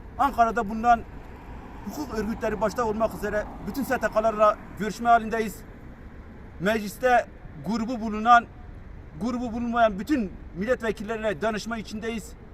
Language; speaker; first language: Turkish; non-native, local second language; Kurdish